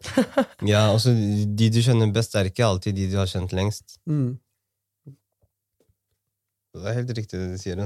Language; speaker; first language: Norwegian; early bilingual, other home language; Somali